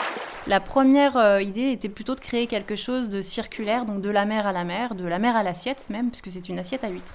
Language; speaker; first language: French; native; French